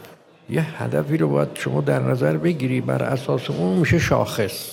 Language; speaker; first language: Persian; native; Persian